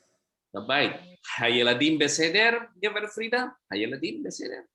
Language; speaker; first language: Hebrew; non-native, fluent; Indonesian